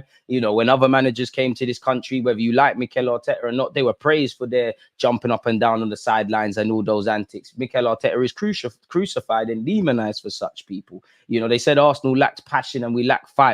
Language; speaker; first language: English; native; English